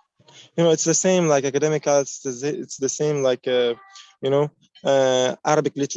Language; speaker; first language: English; non-native, fluent; Uzbek